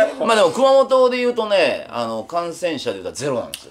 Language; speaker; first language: Japanese; native; Japanese